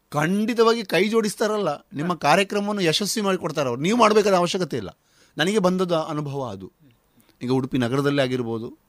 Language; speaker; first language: Kannada; non-native, local second language; Konkani